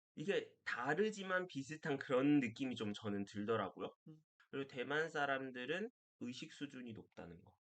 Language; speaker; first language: Korean; native; Korean